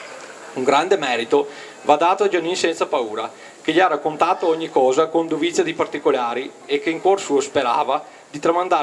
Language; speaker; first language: Italian; native; Italian